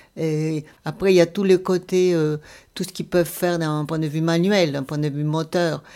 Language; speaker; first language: French; non-native, fluent; Spanish